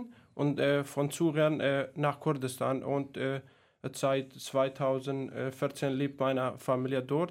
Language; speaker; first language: German; non-native, fluent; Kurdish